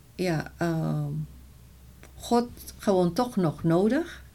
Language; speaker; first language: Dutch; non-native, fluent; Filipino